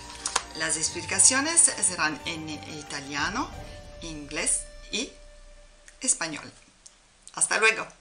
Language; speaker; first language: Spanish; non-native, learner; Italian